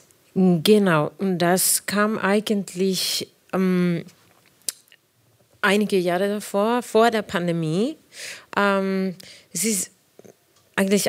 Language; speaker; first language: German; non-native, fluent; Spanish